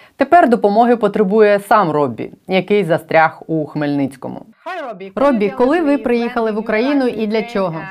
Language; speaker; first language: Ukrainian; native; Ukrainian